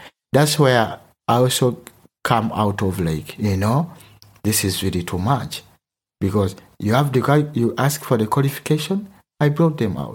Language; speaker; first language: English; non-native, local second language; Ganda